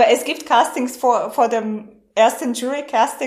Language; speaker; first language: German; non-native, fluent; Russian